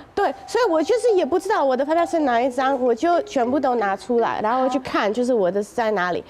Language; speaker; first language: Chinese; non-native, fluent; Russian